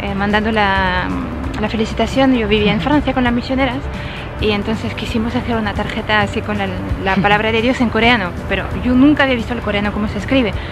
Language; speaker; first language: Spanish; non-native, fluent; French